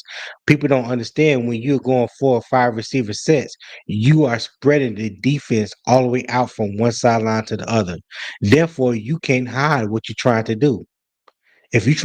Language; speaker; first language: English; native; English